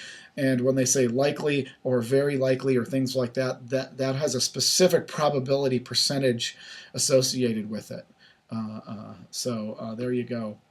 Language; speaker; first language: English; native; English